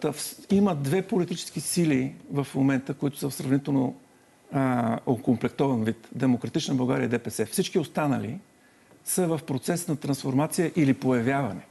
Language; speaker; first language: Bulgarian; native; Bulgarian